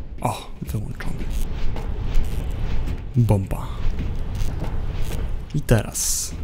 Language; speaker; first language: Polish; native; Polish